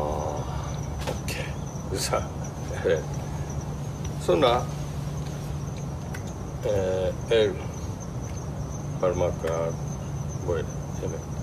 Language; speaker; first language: Turkish; non-native, learner; Japanese